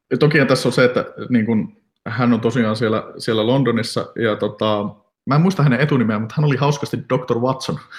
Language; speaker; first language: Finnish; native; Finnish